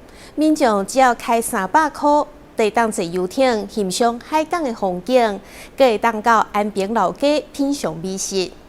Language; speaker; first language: Chinese; native; Chinese